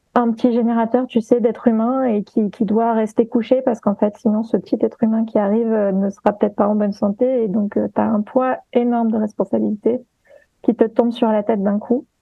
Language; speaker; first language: French; native; French